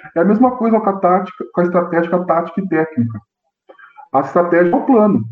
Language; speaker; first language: Portuguese; native; Portuguese